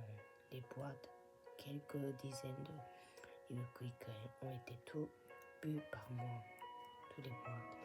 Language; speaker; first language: French; non-native, fluent; Japanese